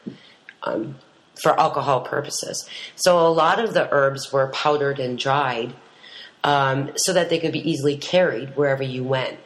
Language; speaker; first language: English; native; English